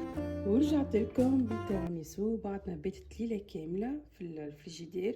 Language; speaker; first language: Arabic; native; Arabic